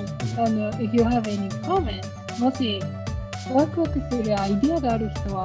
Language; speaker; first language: Japanese; non-native, learner; German